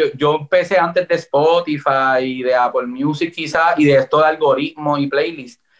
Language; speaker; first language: Spanish; native; Spanish